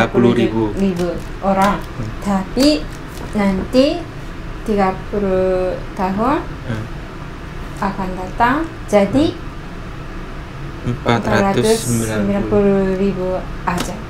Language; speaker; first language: Indonesian; non-native, learner; Japanese